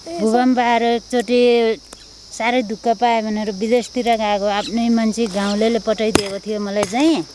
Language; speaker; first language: Nepali; non-native, local second language; Eastern Tamang